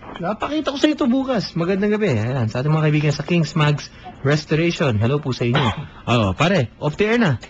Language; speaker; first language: Filipino; native; Filipino